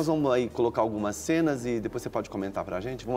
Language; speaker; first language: Portuguese; native; Portuguese